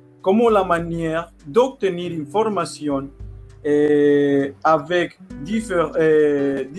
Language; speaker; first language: French; non-native, learner; Spanish